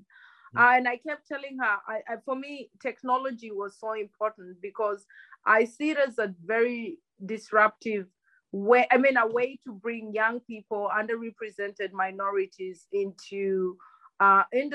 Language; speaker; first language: English; non-native, local second language; Luyia